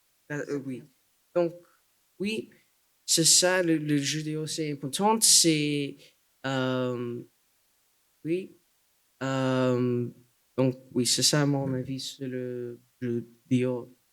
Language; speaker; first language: French; non-native, local second language; English